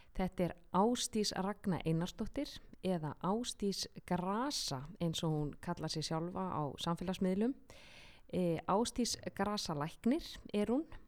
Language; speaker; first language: Icelandic; native; Icelandic